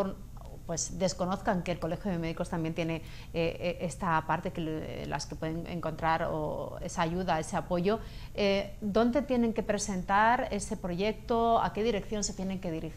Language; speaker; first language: Spanish; native; Spanish